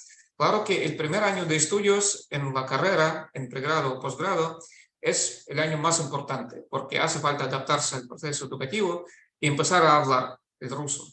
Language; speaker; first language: Spanish; non-native, fluent; Russian